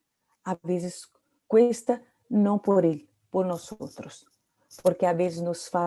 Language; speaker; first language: Portuguese; non-native, learner; Spanish